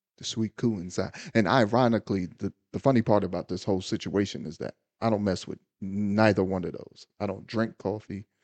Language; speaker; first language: English; native; English